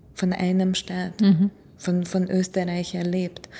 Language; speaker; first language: German; non-native, fluent; Hungarian